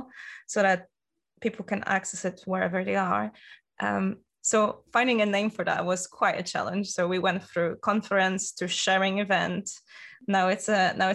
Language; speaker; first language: English; non-native, fluent; Polish